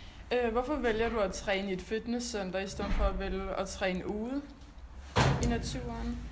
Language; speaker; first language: Danish; native; Danish